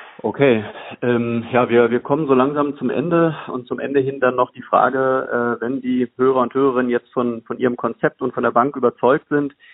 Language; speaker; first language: German; native; German